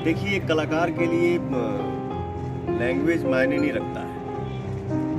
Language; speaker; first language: Hindi; non-native, local second language; Bhojpuri